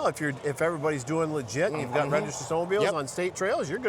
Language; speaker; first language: English; native; English